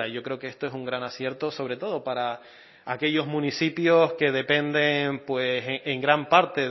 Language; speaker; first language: Spanish; native; Spanish